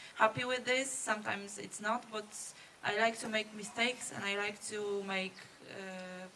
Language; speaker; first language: English; non-native, learner; Polish